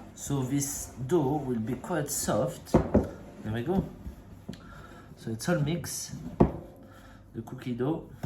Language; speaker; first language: English; non-native, fluent; French